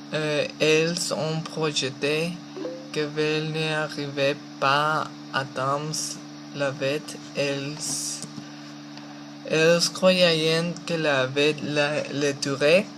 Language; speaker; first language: French; non-native, learner; Spanish